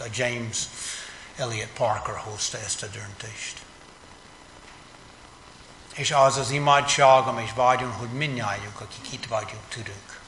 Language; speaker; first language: Hungarian; non-native, fluent; English